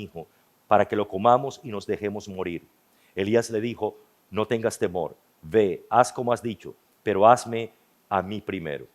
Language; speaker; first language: Spanish; native; Spanish